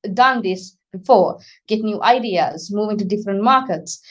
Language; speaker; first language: English; non-native, local second language; Sinhala